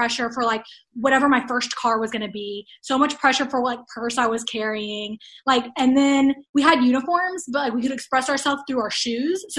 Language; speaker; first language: English; native; English